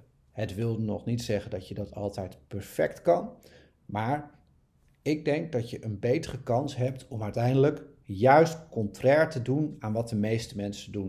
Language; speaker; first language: Dutch; native; Dutch